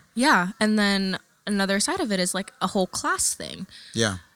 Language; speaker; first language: English; early bilingual, other home language; Filipino